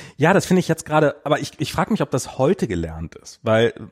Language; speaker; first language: German; native; German